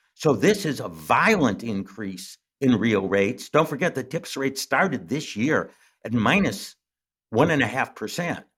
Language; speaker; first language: English; native; English